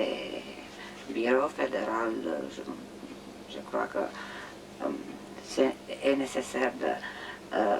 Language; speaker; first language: French; non-native, fluent; Romanian